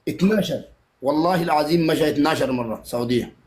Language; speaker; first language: Arabic; non-native, learner; Oromo